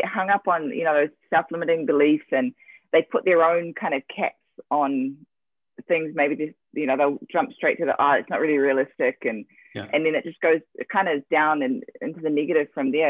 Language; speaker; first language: English; native; English